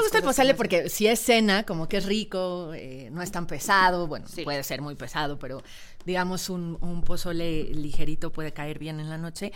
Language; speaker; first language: Spanish; native; Spanish